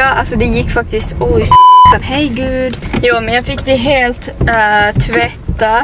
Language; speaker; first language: Swedish; native; Swedish